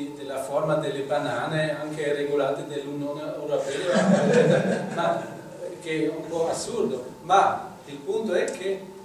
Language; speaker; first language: Italian; non-native, fluent; German